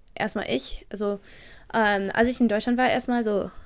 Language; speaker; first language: German; non-native, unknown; English